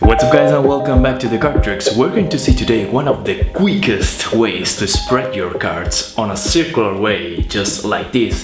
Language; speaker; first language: English; non-native, fluent; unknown